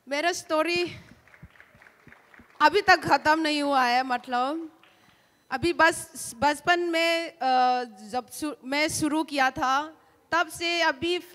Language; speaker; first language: Hindi; non-native, local second language; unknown